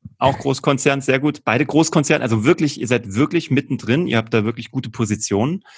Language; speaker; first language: German; native; German